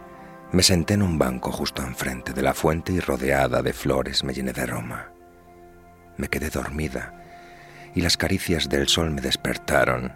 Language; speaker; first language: Spanish; native; Spanish